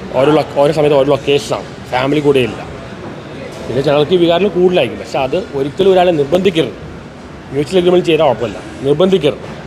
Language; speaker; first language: Malayalam; native; Malayalam